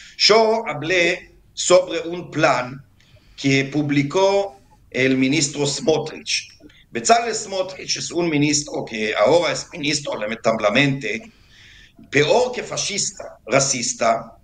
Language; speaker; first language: Spanish; non-native, fluent; Hebrew